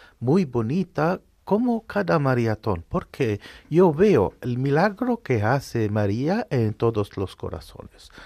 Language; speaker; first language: Spanish; non-native, fluent; Arabic